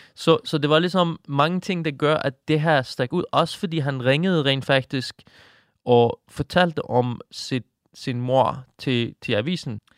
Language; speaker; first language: Danish; non-native, fluent; Persian